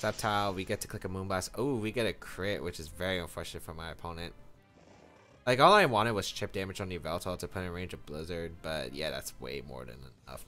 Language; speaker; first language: English; native; English